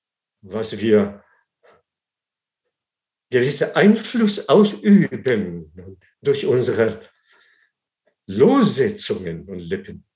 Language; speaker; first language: German; non-native, fluent; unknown